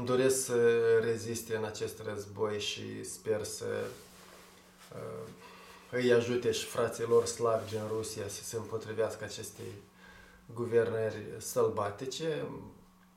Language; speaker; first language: Romanian; native; Romanian